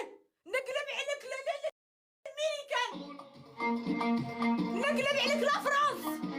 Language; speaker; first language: Arabic; native; Arabic